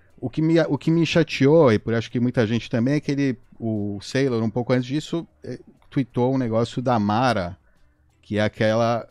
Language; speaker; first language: Portuguese; native; Portuguese